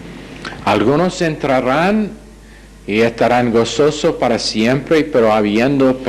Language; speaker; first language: Spanish; non-native, fluent; English